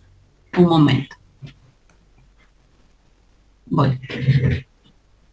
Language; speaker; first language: Spanish; native; Spanish